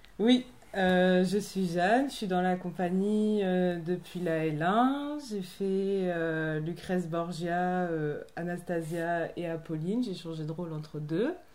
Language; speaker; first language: French; native; French